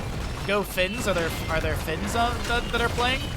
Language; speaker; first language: English; native; English